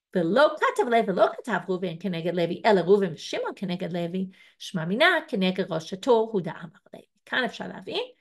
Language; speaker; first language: Hebrew; non-native, fluent; English